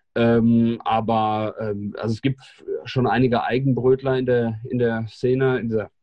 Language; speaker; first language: German; native; German